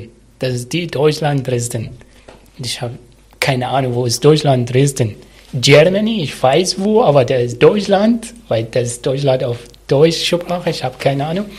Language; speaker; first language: German; non-native, learner; Arabic